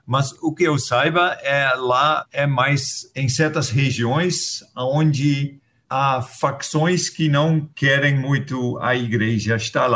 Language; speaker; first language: Portuguese; non-native, fluent; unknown